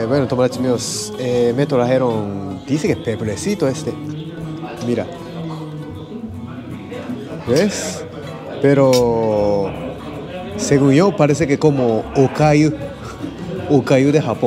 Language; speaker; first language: Spanish; non-native, learner; Japanese